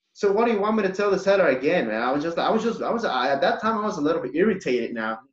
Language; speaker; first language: English; early bilingual, other home language; Spanish